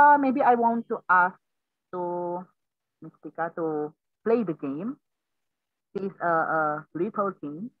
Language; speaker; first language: English; non-native, learner; Indonesian